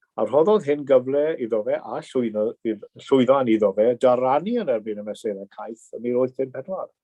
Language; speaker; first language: Welsh; native; Welsh